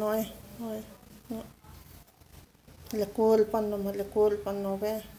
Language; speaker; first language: Spanish; non-native, local second language; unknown